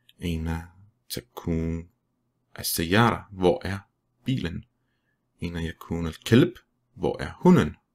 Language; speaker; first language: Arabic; non-native, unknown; Danish